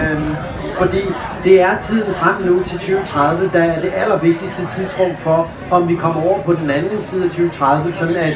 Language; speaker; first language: Danish; native; Danish